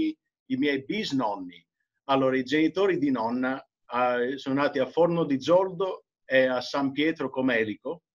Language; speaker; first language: Italian; early bilingual, heritage; English